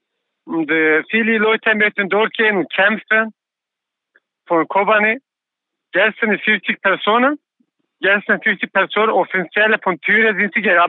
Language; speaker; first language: German; non-native, learner; Kurdish